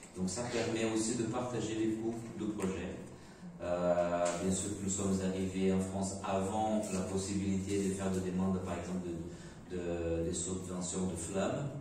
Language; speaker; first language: French; non-native, fluent; Portuguese